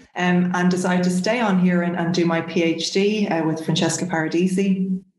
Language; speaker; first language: English; native; English